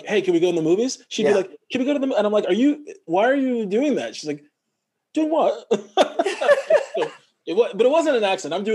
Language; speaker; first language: English; native; English